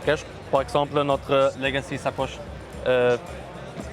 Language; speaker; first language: French; non-native, learner; German